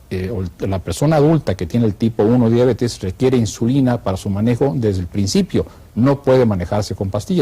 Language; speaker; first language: Spanish; native; Spanish